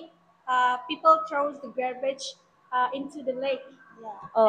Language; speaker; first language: English; non-native, learner; Indonesian